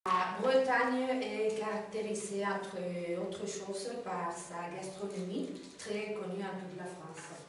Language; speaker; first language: French; non-native, learner; Spanish